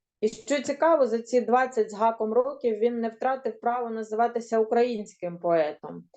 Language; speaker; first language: Ukrainian; native; Ukrainian